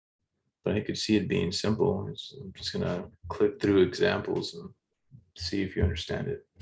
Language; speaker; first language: English; native; English